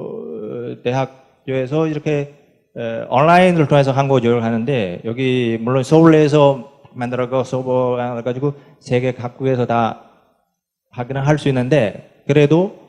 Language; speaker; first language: Korean; non-native, fluent; Chinese